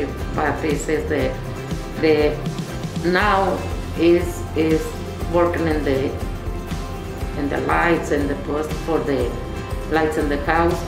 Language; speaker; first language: English; non-native, learner; Spanish